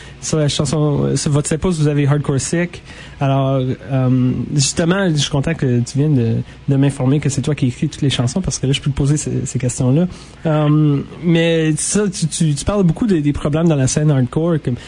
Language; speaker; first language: French; native; French